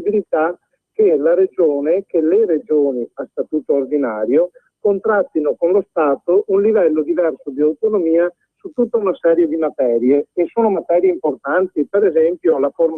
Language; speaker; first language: Italian; native; Italian